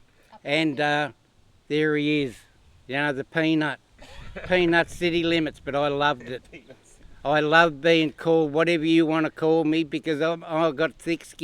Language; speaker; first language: English; native; English